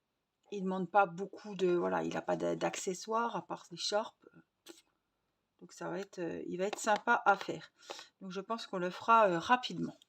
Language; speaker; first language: French; native; French